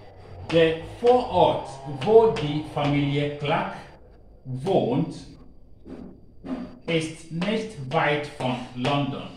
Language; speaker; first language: German; non-native, learner; Akan